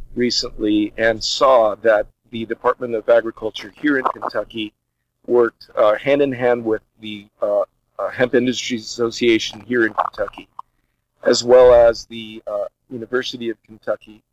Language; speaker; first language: English; early bilingual, other home language; Portuguese